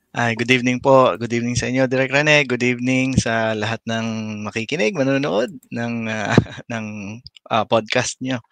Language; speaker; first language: Filipino; native; Filipino